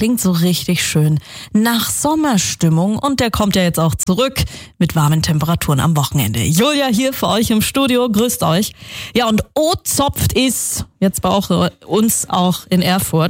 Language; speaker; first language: German; native; German